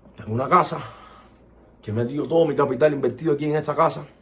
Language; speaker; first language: Spanish; native; Spanish